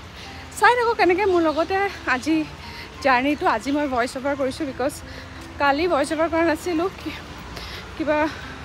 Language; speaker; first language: Hindi; non-native, local second language; Assamese